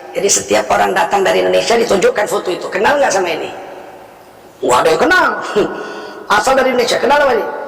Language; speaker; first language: Indonesian; native; Indonesian